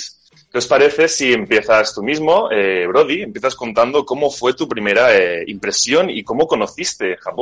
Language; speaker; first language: Spanish; native; Spanish